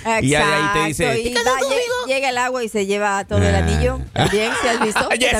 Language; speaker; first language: Spanish; native; Spanish